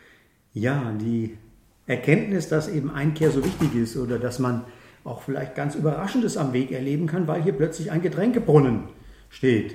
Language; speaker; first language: German; native; German